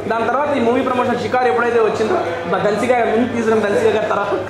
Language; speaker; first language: Telugu; native; Telugu